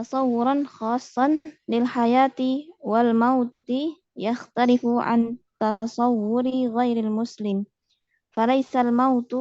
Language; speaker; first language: Arabic; non-native, learner; Indonesian